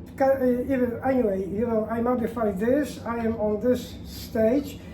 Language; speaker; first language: English; non-native, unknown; Polish